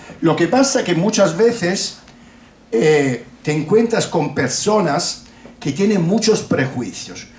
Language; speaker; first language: Spanish; non-native, fluent; Italian